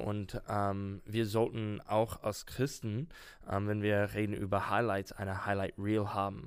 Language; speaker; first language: German; non-native, learner; English